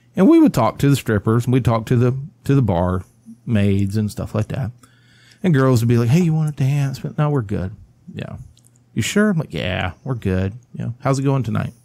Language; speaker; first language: English; native; English